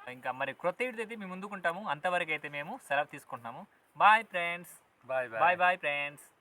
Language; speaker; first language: Telugu; native; Telugu